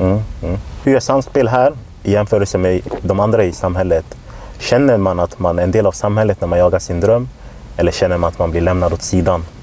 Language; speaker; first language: Swedish; native; Swedish